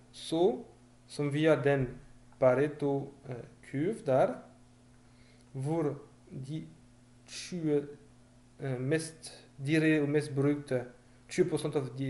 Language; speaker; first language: Norwegian; non-native, fluent; French